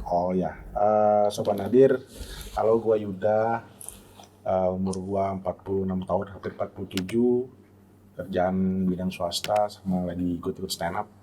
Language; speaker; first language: Indonesian; native; Indonesian